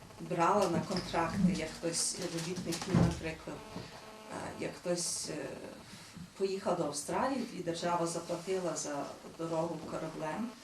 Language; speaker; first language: Ukrainian; early bilingual, heritage; Ukrainian